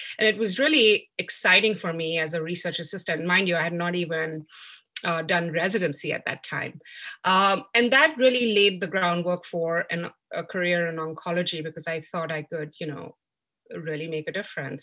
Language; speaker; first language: English; non-native, local second language; Hindi